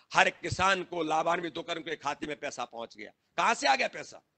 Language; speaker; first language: Hindi; native; Hindi